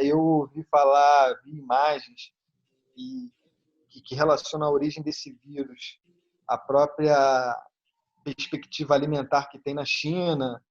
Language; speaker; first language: Portuguese; native; Portuguese